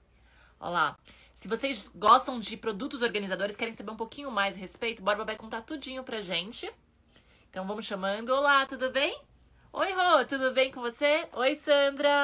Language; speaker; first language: Portuguese; native; Portuguese